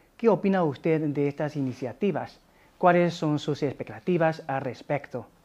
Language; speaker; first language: Spanish; non-native, fluent; Chinese